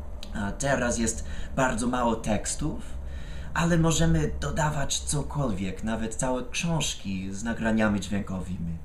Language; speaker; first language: Polish; non-native, fluent; English